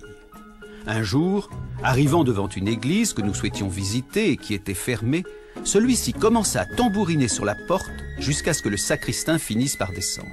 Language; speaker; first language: French; native; French